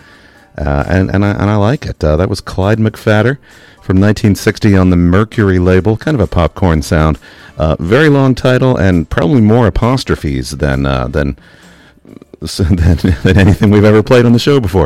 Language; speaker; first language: English; native; English